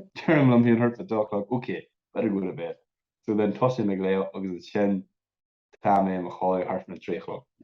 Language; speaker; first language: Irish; non-native, local second language; English